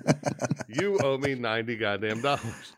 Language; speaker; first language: English; native; English